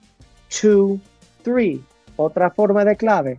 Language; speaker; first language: Spanish; early bilingual, heritage; Spanish